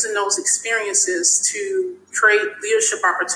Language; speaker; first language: English; native; English